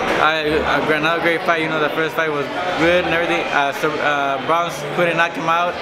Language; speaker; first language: English; early bilingual, other home language; Spanish